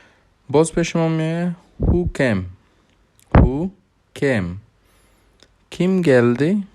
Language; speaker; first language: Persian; non-native, fluent; Hindi